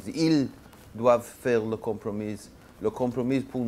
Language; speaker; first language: French; non-native, learner; Hebrew